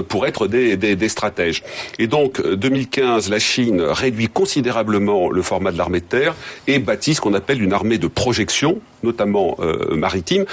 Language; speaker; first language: French; native; French